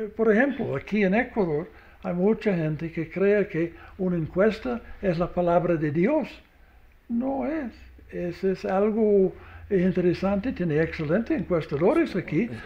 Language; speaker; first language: Spanish; non-native, learner; English